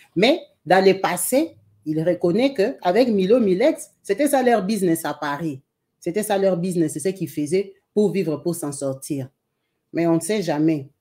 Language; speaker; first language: French; non-native, local second language; Lingala